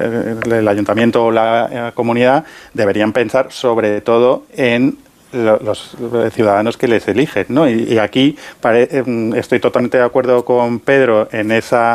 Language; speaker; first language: Spanish; native; Spanish